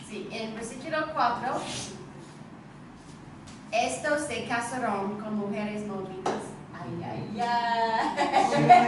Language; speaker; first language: Spanish; non-native, learner; English